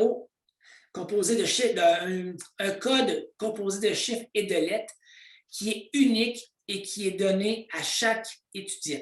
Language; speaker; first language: French; native; French